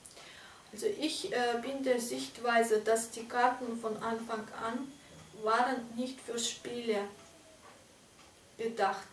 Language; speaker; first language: German; non-native, fluent; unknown